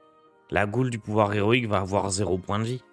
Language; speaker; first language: French; native; French